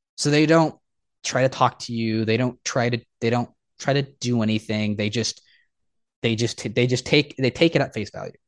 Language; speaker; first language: English; native; English